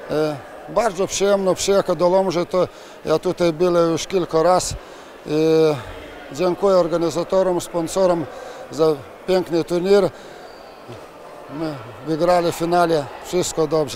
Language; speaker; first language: Polish; non-native, learner; Lithuanian